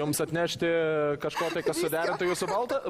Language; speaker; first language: Lithuanian; native; Lithuanian